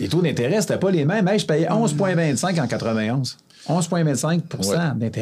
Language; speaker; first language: French; native; French